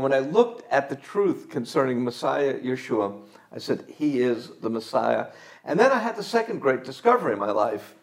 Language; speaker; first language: English; native; English